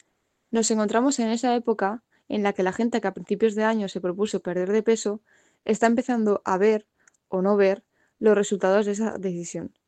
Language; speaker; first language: Spanish; native; Spanish